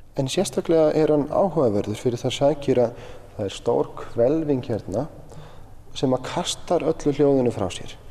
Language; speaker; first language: Icelandic; native; Icelandic